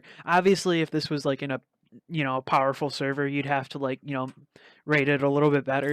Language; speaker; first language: English; native; English